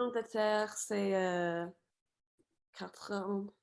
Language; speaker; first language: French; non-native, fluent; English